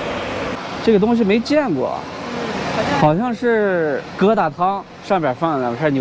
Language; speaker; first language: Chinese; native; Chinese